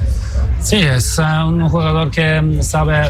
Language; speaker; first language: Spanish; non-native, fluent; Polish